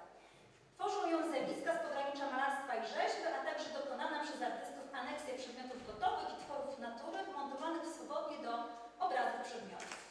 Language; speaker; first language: Polish; native; Polish